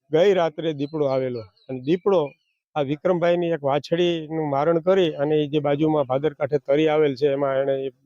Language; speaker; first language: Gujarati; native; Gujarati